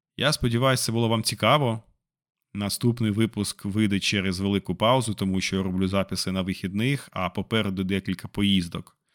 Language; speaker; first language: Ukrainian; non-native, local second language; Russian